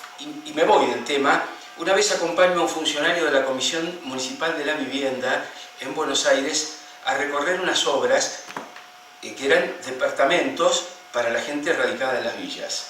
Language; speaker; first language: Spanish; native; Spanish